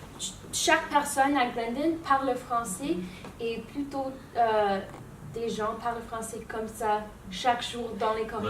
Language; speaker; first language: French; non-native, learner; English